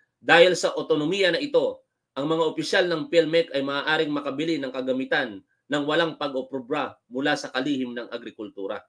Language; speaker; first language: Filipino; native; Filipino